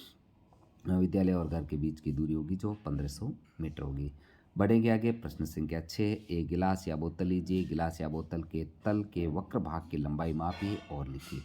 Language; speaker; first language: Hindi; native; Hindi